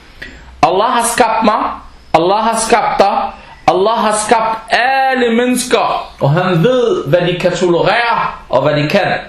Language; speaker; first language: Danish; early bilingual, other home language; Arabic